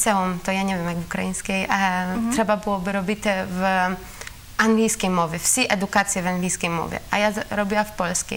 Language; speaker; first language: Ukrainian; non-native, learner; Polish